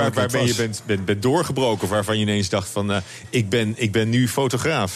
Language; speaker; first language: Dutch; native; Dutch